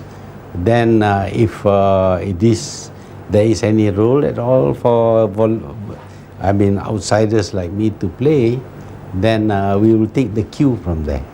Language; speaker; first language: English; non-native, local second language; Malay